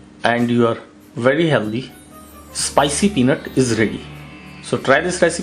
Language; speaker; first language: English; non-native, local second language; Hindi